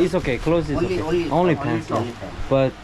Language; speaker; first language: English; non-native, learner; Korean